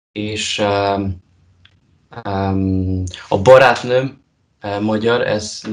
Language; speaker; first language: Hungarian; non-native, learner; Polish